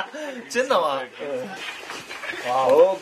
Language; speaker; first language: Chinese; non-native, fluent; Japanese